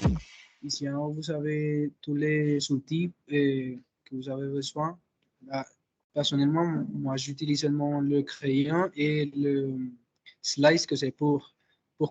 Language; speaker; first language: French; non-native, fluent; Spanish